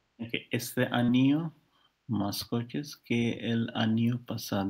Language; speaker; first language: Spanish; non-native, learner; English